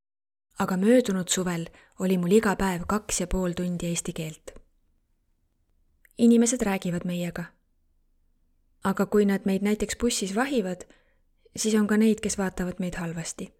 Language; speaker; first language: Estonian; non-native, learner; Arabic